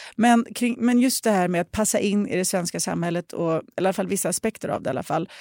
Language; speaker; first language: Swedish; early bilingual, other home language; Russian